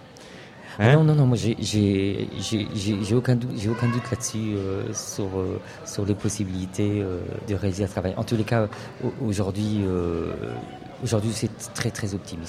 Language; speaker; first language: French; native; French